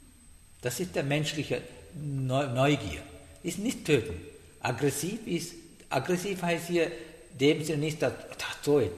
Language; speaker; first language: German; non-native, learner; Sinhala